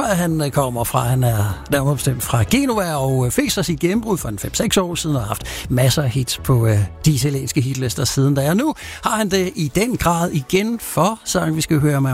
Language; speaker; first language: Danish; native; Danish